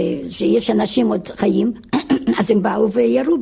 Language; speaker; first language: Hebrew; non-native, fluent; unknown